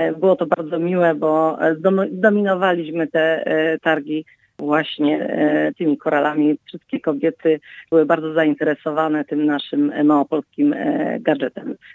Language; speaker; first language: Polish; native; Polish